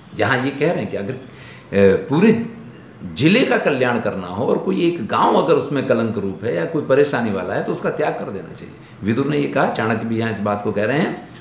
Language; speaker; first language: Hindi; native; Hindi